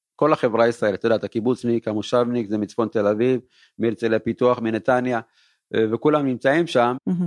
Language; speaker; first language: Hebrew; early bilingual, other home language; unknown